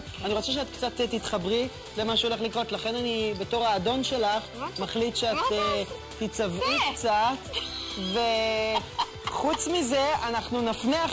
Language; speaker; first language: Hebrew; native; Hebrew